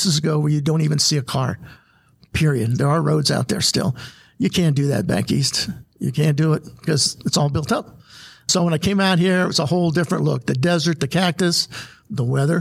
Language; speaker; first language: English; native; English